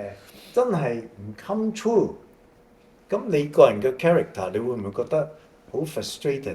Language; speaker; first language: Cantonese; native; Cantonese